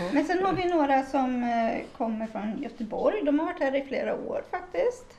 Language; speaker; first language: Swedish; native; Swedish